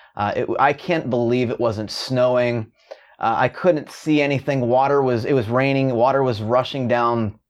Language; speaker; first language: English; native; English